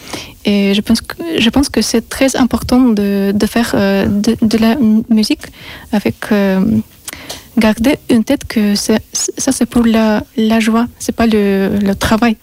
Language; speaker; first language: French; non-native, learner; Russian